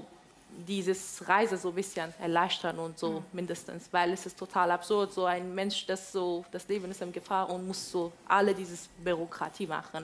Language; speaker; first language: German; non-native, fluent; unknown